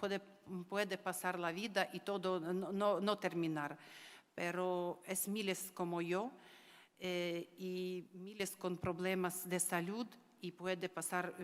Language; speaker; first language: Spanish; non-native, learner; Ukrainian